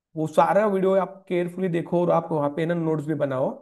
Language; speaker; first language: Hindi; non-native, local second language; Marathi